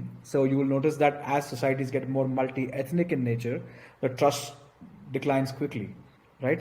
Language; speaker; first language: English; non-native, local second language; Gujarati